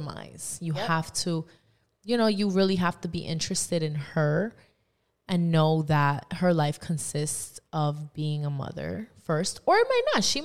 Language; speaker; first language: English; non-native, fluent; Spanish